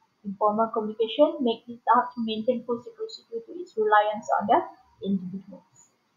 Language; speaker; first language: English; non-native, local second language; Malay